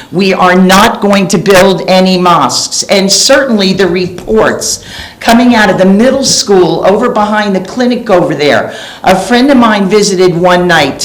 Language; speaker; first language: English; native; English